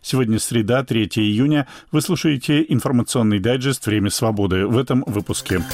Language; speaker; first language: Russian; native; Russian